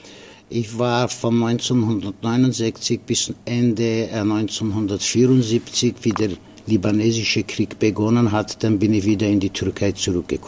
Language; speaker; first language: German; non-native, fluent; Aramaic